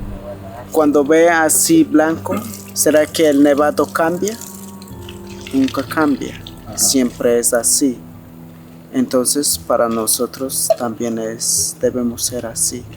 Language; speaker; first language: Spanish; non-native, local second language; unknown